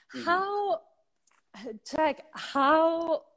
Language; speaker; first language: English; non-native, fluent; Italian